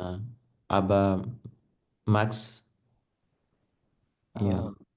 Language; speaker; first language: German; non-native, learner; Punjabi